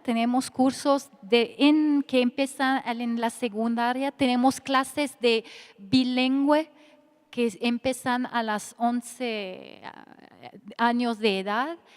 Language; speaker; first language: Spanish; non-native, fluent; French